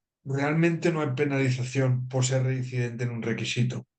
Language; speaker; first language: Spanish; native; Spanish